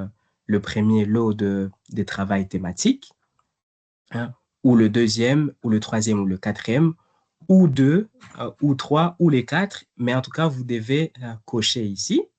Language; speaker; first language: French; non-native, fluent; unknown